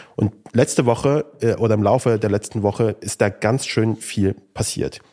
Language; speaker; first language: German; native; German